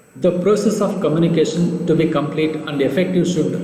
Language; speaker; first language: English; non-native, local second language; Kannada